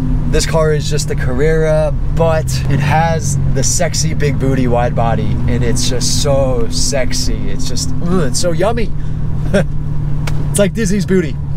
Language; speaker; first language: English; early bilingual, other home language; Chinese